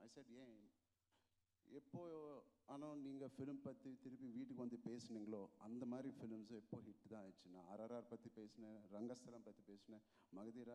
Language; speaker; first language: Tamil; non-native, local second language; Telugu